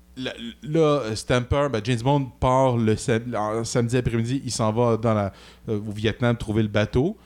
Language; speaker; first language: French; native; French